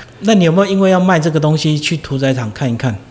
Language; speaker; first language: Chinese; native; Chinese